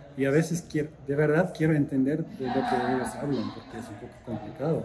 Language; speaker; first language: Spanish; non-native, fluent; German